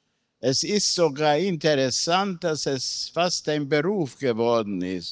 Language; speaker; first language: German; non-native, fluent; Hungarian